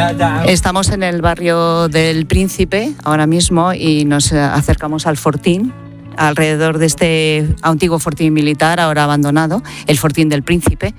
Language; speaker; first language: Spanish; native; Spanish